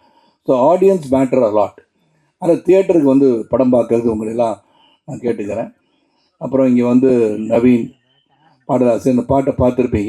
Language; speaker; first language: Tamil; native; Tamil